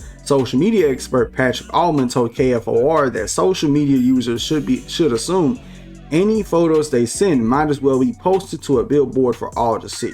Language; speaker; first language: English; native; English